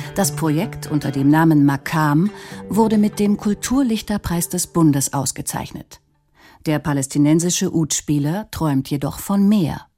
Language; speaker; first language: German; native; German